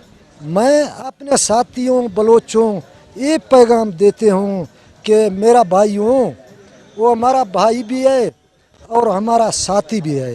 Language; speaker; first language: Hindi; non-native, local second language; Baluchi